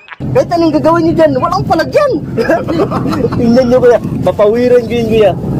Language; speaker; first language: Filipino; non-native, local second language; Cebuano